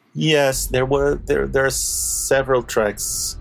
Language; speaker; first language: English; non-native, fluent; Portuguese